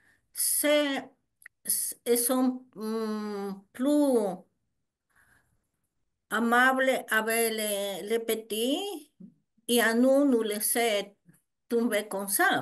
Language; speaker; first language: French; non-native, learner; Spanish